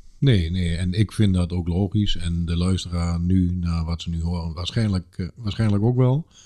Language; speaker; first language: Dutch; native; Dutch